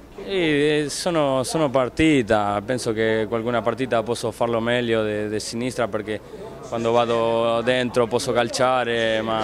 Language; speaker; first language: Italian; non-native, fluent; Spanish